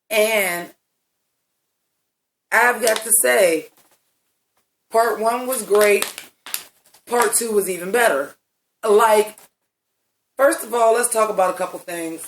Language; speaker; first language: English; native; English